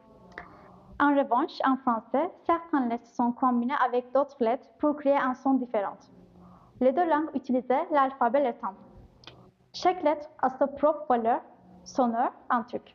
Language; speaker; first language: French; non-native, fluent; Turkish